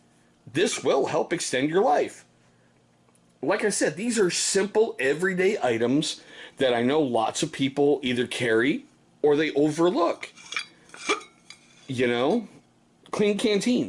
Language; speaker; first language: English; native; English